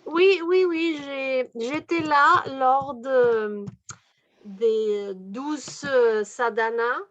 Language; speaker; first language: French; non-native, fluent; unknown